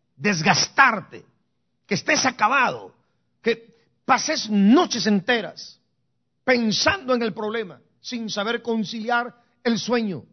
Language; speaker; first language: Spanish; native; Spanish